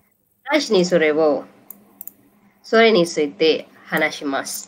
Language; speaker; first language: Japanese; non-native, learner; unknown